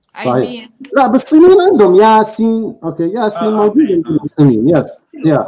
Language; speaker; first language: Arabic; native; Arabic